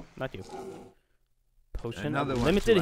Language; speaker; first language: English; native; English